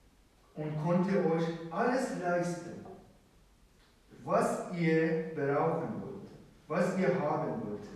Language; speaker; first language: German; non-native, fluent; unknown